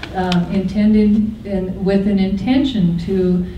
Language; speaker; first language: English; native; English